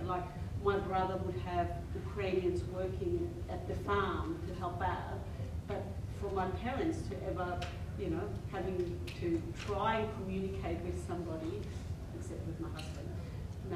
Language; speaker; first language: English; non-native, fluent; German